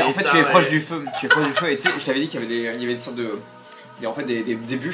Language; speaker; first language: French; native; French